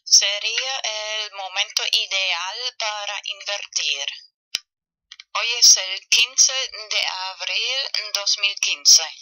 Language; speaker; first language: Spanish; non-native, fluent; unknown